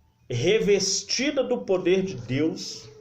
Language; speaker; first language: Portuguese; native; Portuguese